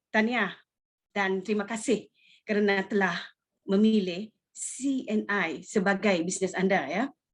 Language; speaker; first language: Malay; non-native, local second language; Iban